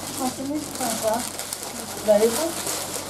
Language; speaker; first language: English; native; English